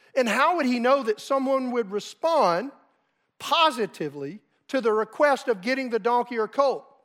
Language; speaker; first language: English; native; English